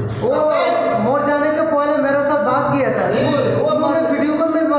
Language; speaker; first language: Hindi; non-native, learner; Bangla